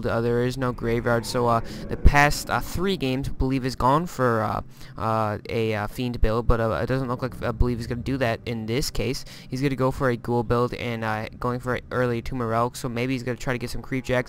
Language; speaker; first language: English; native; English